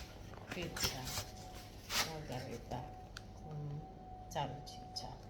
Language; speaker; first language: Italian; non-native, learner; Filipino